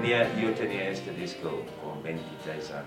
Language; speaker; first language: Spanish; non-native, fluent; English